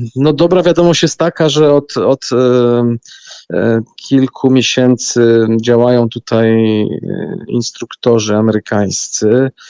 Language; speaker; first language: Polish; native; Polish